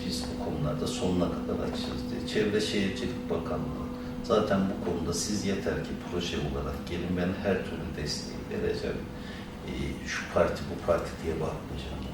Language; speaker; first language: Turkish; native; Turkish